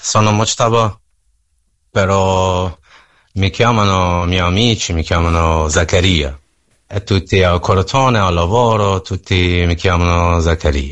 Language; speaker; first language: Italian; non-native, learner; Persian